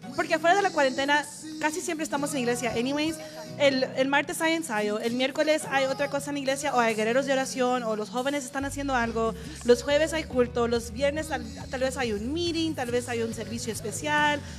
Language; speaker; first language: Spanish; early bilingual, heritage; Spanish